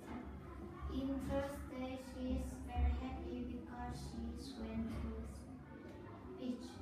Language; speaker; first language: English; non-native, learner; Vietnamese